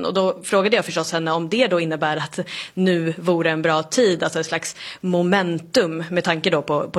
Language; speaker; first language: Swedish; native; Swedish